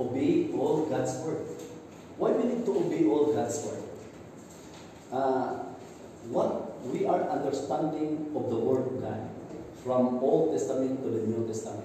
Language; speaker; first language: English; non-native, local second language; Cebuano